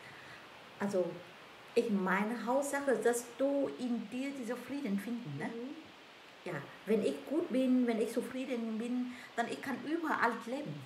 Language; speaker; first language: German; non-native, learner; Vietnamese